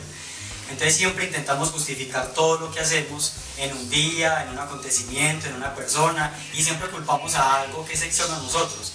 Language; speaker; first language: Spanish; native; Spanish